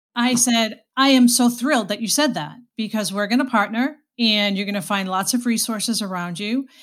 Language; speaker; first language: English; native; English